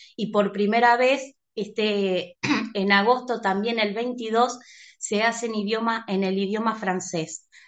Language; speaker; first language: Spanish; native; Spanish